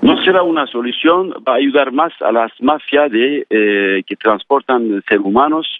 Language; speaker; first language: Spanish; non-native, fluent; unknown